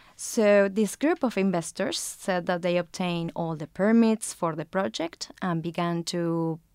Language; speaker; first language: English; non-native, fluent; Spanish